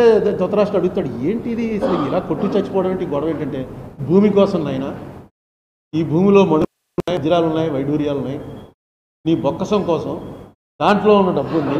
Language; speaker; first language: Telugu; native; Telugu